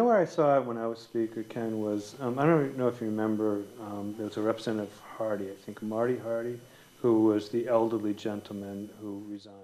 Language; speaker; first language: English; native; English